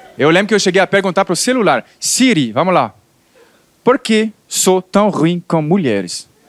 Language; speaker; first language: Portuguese; non-native, fluent; French